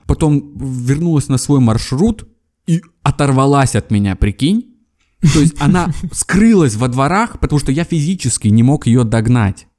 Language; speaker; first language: Russian; native; Russian